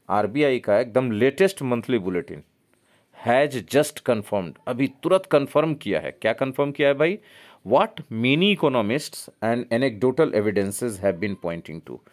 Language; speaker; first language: Hindi; native; Hindi